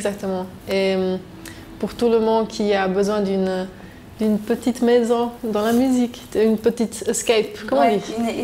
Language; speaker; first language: French; non-native, local second language; German